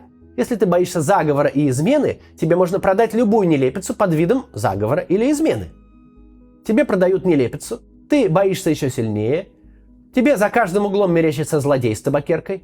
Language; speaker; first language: Russian; native; Russian